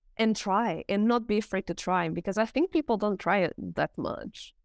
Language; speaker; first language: English; non-native, fluent; Portuguese